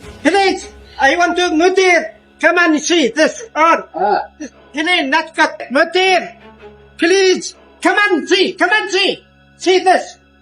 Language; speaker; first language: English; non-native, learner; Arabic